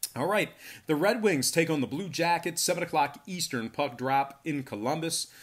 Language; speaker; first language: English; native; English